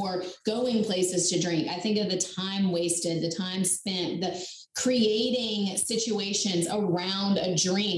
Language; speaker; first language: English; native; English